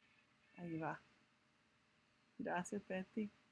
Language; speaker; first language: Spanish; non-native, fluent; English